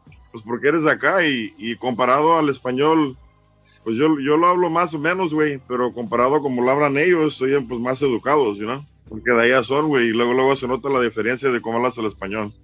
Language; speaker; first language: Spanish; early bilingual, heritage; Spanish